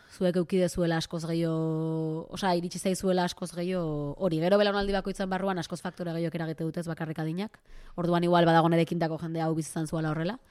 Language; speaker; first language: Basque; native; Basque